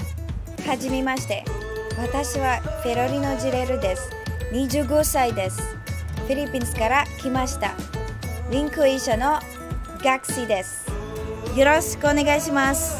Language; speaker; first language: Japanese; non-native, learner; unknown